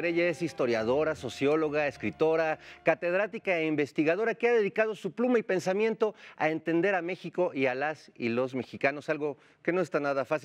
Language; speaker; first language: Spanish; native; Spanish